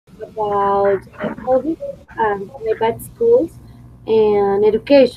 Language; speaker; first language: English; non-native, fluent; Spanish